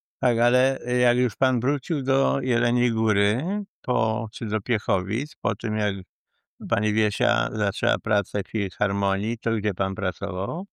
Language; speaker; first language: Polish; native; Polish